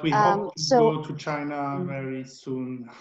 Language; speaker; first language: English; non-native, learner; French